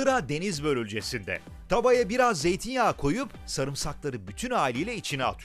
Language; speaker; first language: Turkish; native; Turkish